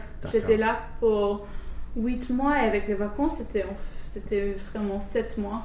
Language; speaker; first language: French; non-native, learner; English